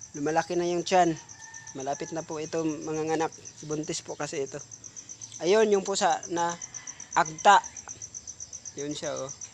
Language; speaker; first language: Filipino; non-native, local second language; Cebuano